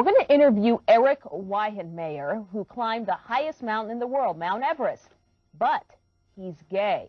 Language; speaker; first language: English; native; English